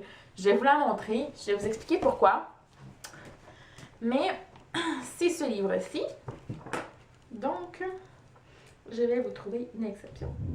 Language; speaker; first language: French; native; French